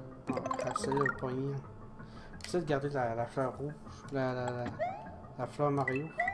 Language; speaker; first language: French; native; French